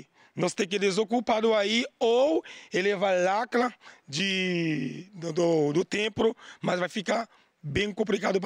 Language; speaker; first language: Portuguese; non-native, learner; Haitian Creole